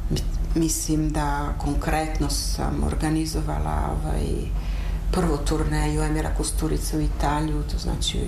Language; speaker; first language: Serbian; non-native, fluent; Italian